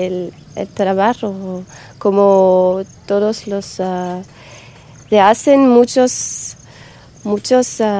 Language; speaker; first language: Spanish; non-native, learner; French